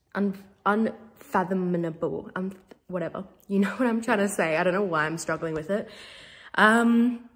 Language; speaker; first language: English; native; English